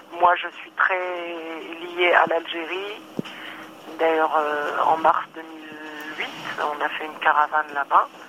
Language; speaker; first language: French; non-native, local second language; Arabic